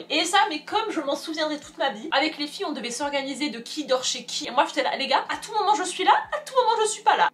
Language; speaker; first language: French; native; French